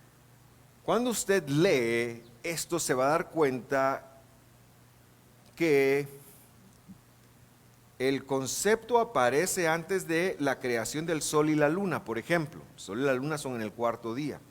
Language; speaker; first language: Spanish; native; Spanish